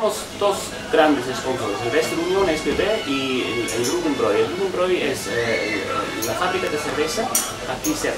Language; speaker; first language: Spanish; non-native, fluent; German